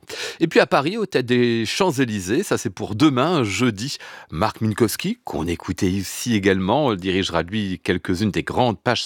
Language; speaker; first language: French; native; French